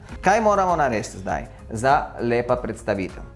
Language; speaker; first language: Slovenian; non-native, learner; Italian